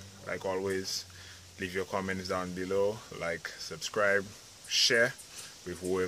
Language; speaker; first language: English; native; English